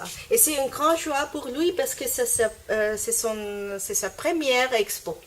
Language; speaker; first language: French; non-native, learner; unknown